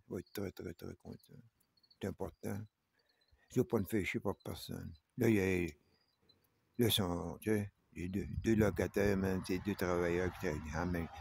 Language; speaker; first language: French; native; French